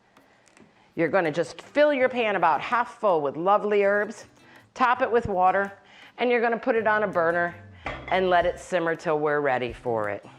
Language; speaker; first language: English; native; English